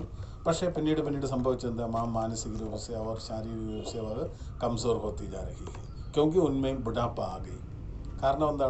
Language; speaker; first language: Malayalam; native; Malayalam